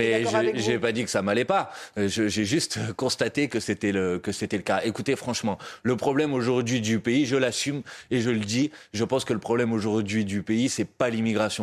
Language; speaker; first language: French; native; French